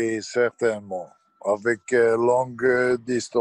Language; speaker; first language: French; non-native, local second language; Dutch